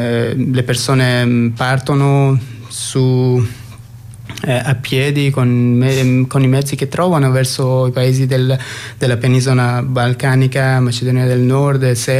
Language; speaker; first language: Italian; non-native, fluent; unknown